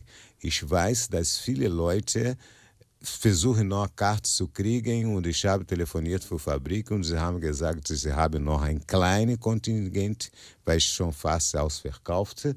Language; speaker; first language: German; non-native, learner; Portuguese